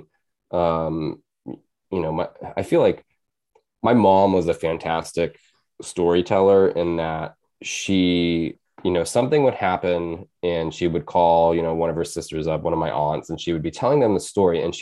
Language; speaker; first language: English; native; English